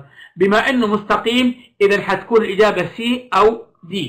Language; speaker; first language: Arabic; native; Arabic